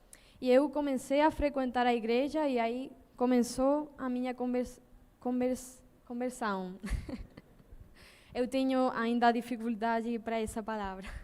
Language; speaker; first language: Portuguese; non-native, learner; Spanish